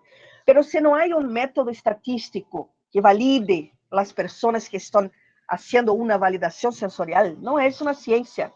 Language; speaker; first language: Spanish; non-native, learner; Portuguese